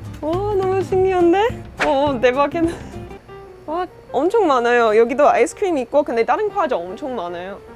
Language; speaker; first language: Korean; non-native, learner; English